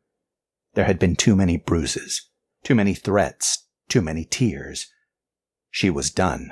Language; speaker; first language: English; native; English